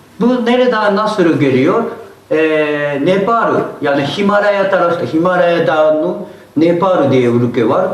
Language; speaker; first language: Turkish; non-native, learner; Japanese